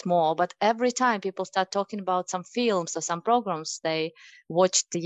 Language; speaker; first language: English; non-native, fluent; Russian